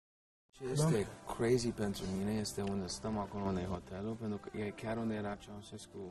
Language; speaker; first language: Romanian; early bilingual, heritage; Romanian